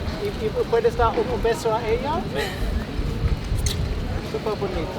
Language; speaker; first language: Spanish; non-native, learner; German